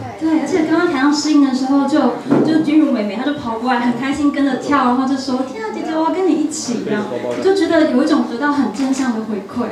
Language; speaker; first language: Chinese; native; Chinese